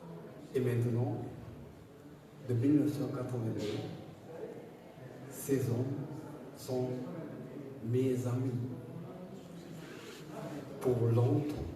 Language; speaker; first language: French; non-native, learner; German